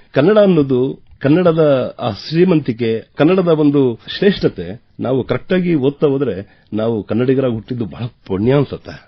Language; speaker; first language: Kannada; native; Kannada